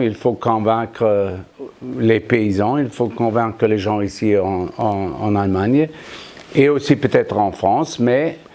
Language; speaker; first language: French; non-native, fluent; German